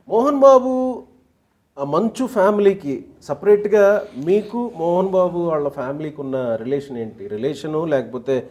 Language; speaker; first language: Telugu; native; Telugu